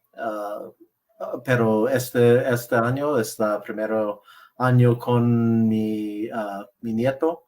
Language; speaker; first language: Spanish; non-native, learner; English